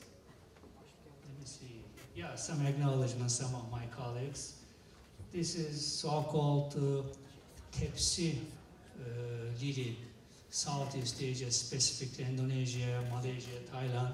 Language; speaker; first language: English; non-native, fluent; Turkish